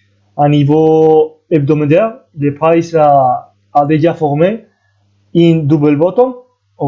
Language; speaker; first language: French; non-native, fluent; Spanish